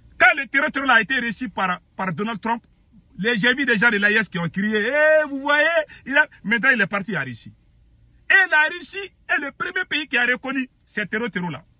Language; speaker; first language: French; non-native, local second language; Bambara